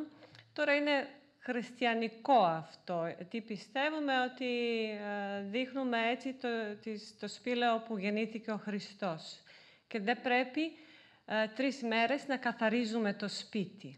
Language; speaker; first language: Greek; non-native, fluent; Serbian